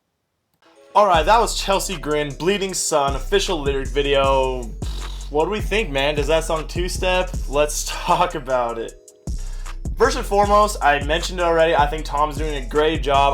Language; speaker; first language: English; native; English